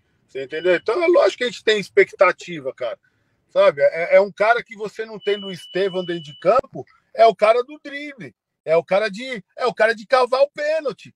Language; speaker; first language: Portuguese; native; Portuguese